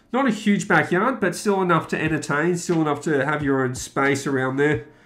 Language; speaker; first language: English; native; English